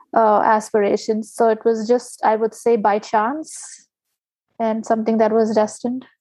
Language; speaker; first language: English; non-native, local second language; Hindi